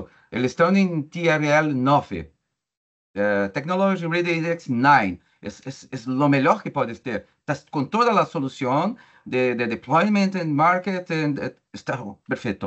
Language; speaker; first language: Spanish; non-native, learner; Portuguese